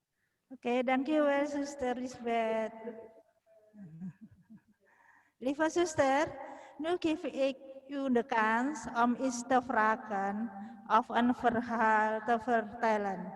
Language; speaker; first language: Dutch; non-native, learner; Indonesian